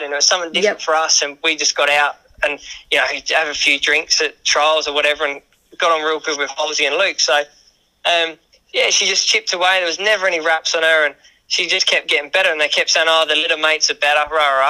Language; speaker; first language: English; native; English